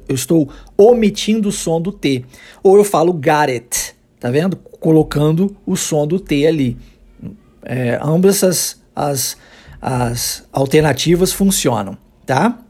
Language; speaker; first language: Portuguese; early bilingual, heritage; English